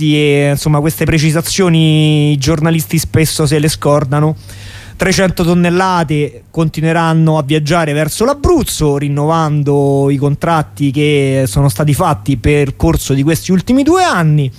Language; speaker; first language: Italian; native; Italian